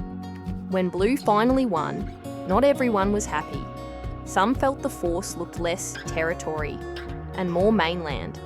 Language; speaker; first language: English; native; English